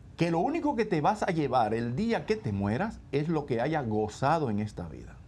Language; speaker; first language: Spanish; native; Spanish